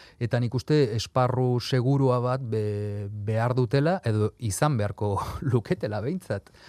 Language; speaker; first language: Basque; non-native, local second language; Spanish